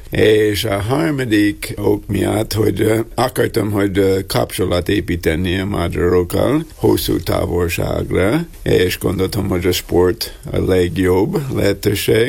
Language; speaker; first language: Hungarian; non-native, learner; English